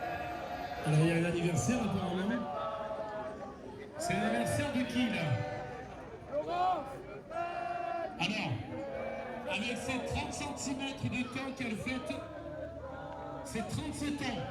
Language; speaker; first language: French; native; French